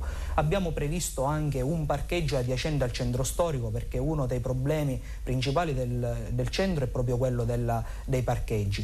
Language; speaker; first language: Italian; native; Italian